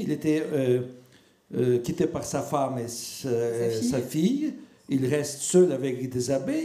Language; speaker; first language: French; non-native, fluent; Russian